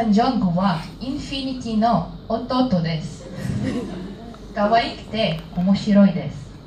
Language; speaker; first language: Japanese; non-native, learner; Hebrew